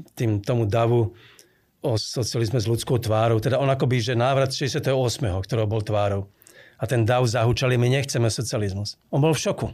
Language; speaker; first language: Slovak; early bilingual, other home language; Czech